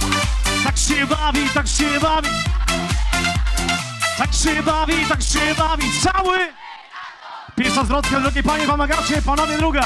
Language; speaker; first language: Polish; native; Polish